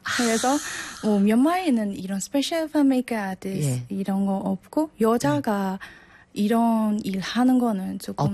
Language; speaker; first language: Korean; non-native, learner; Burmese